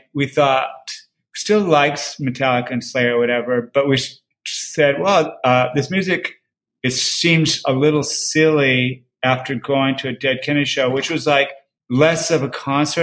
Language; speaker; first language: English; native; English